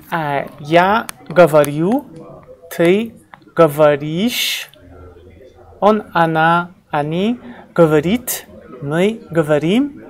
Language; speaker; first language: Russian; non-native, learner; English